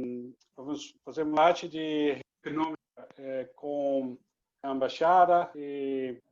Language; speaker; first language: Portuguese; non-native, learner; Dutch